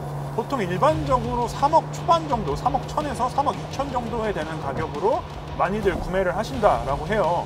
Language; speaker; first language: Korean; native; Korean